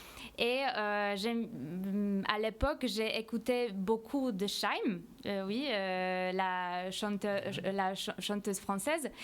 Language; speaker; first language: French; non-native, fluent; Polish